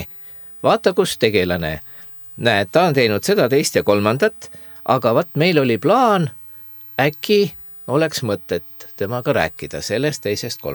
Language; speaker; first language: Estonian; native; Estonian